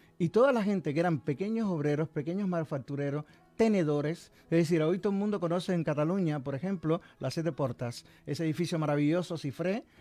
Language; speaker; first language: Spanish; native; Spanish